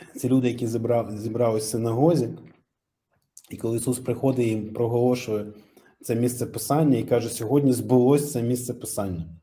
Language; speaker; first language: Ukrainian; native; Ukrainian